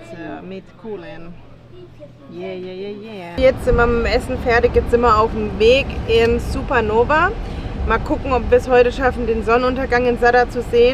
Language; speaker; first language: German; native; German